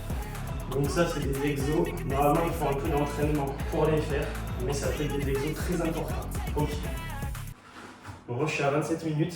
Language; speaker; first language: French; native; French